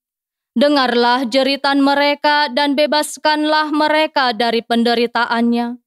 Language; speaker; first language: Indonesian; native; Indonesian